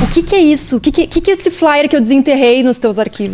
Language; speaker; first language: Portuguese; native; Portuguese